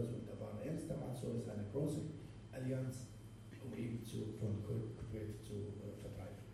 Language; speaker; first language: German; non-native, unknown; Arabic